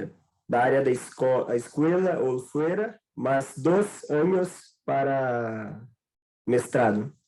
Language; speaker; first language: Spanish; non-native, learner; Portuguese